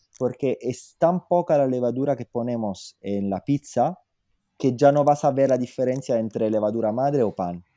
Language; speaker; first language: Spanish; non-native, fluent; Italian